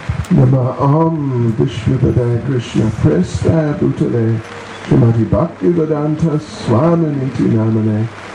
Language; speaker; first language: Russian; non-native, learner; English